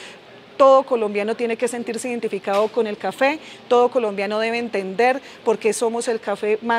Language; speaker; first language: Spanish; native; Spanish